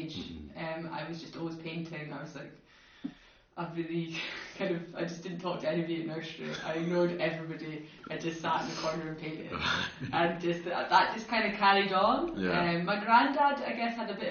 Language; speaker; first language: English; native; English